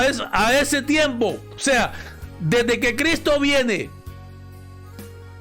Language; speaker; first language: Spanish; native; Spanish